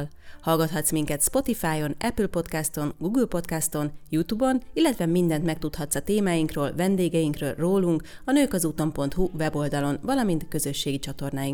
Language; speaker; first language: Hungarian; native; Hungarian